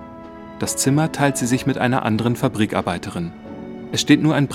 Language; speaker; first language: German; native; German